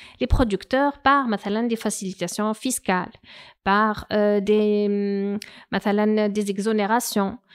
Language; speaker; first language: French; non-native, local second language; Arabic